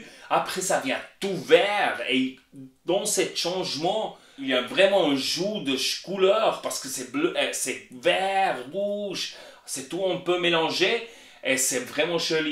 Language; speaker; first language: French; non-native, learner; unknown